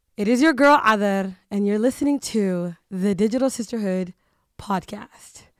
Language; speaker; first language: English; early bilingual, other home language; Somali